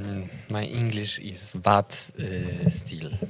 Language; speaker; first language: English; non-native, learner; Polish